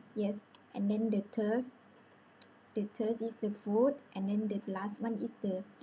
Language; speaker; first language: English; non-native, learner; Thai